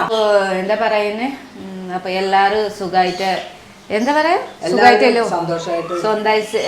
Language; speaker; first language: Malayalam; non-native, fluent; Nepali